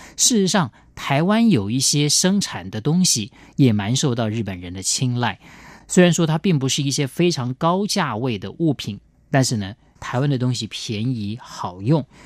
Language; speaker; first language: Chinese; native; Chinese